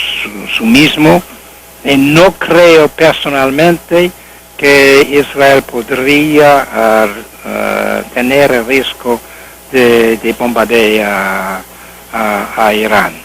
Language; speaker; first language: Spanish; non-native, learner; English